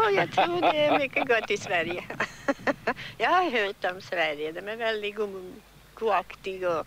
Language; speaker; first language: Swedish; early bilingual, heritage; Swedish